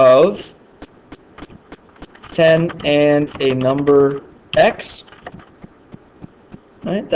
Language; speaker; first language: English; native; English